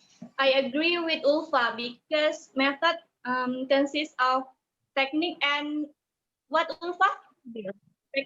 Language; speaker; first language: English; non-native, learner; Indonesian